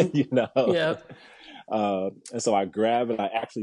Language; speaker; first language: English; native; English